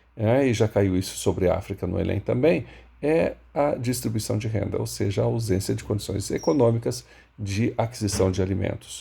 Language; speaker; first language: Portuguese; native; Portuguese